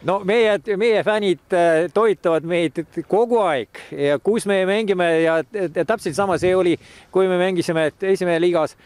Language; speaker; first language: Estonian; non-native, local second language; Russian